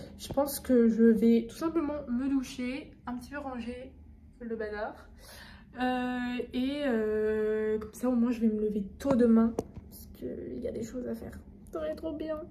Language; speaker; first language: French; native; French